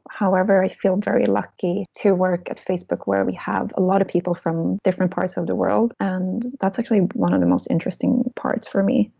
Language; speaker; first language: English; non-native, fluent; Swedish